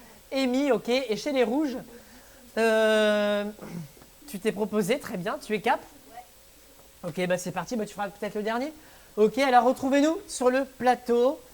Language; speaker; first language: French; native; French